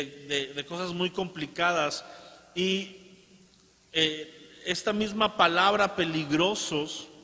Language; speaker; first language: Spanish; native; Spanish